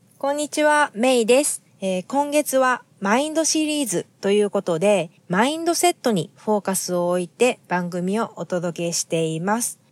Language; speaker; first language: Japanese; native; Japanese